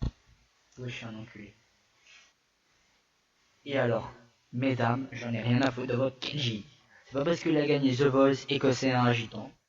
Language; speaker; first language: French; native; French